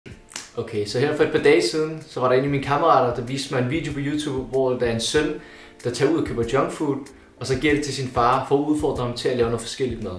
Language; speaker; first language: Danish; early bilingual, other home language; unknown